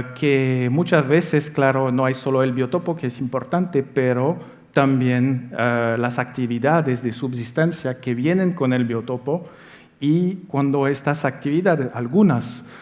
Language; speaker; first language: Spanish; non-native, fluent; French